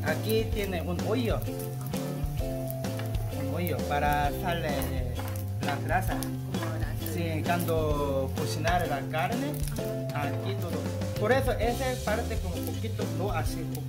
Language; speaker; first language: Spanish; non-native, learner; Korean